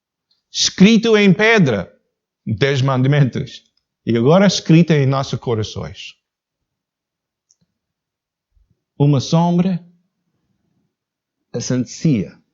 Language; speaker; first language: Portuguese; non-native, learner; English